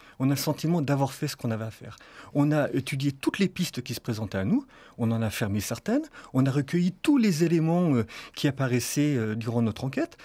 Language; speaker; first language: French; native; French